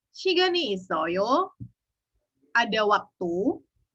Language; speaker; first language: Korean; non-native, fluent; Indonesian